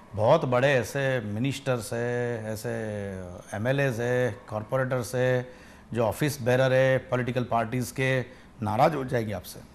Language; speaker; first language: Hindi; non-native, local second language; Gujarati